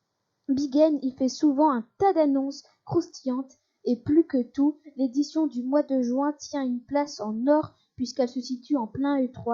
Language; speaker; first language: French; native; French